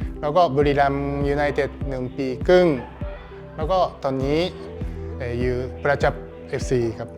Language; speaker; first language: Thai; non-native, learner; Japanese